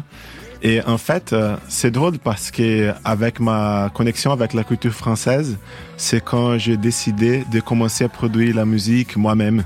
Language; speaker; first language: French; non-native, fluent; Portuguese